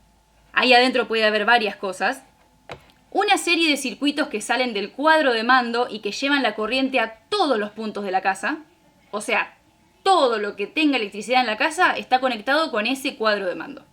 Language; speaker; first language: Spanish; native; Spanish